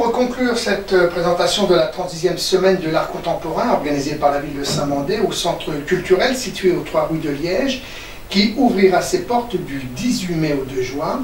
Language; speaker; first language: French; native; French